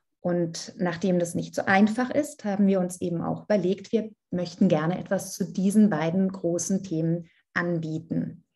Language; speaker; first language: German; non-native, fluent; Italian